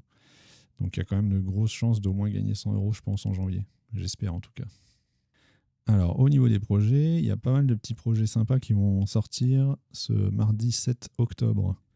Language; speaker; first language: French; native; French